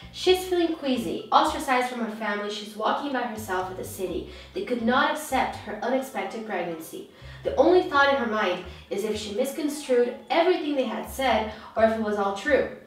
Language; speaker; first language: English; non-native, fluent; Portuguese